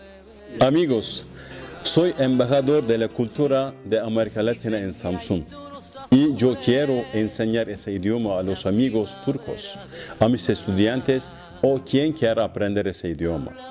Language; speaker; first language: Spanish; non-native, fluent; Turkish